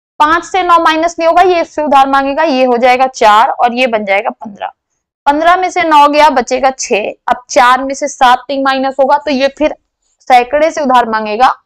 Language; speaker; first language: Hindi; native; Hindi